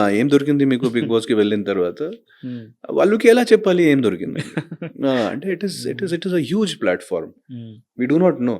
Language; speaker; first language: Telugu; non-native, fluent; Hindi